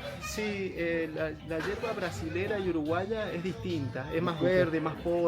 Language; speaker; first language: Spanish; native; Spanish